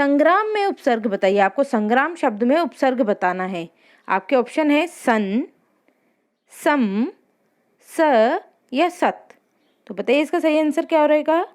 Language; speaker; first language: Hindi; native; Hindi